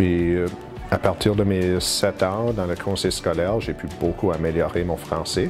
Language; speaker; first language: French; non-native, local second language; English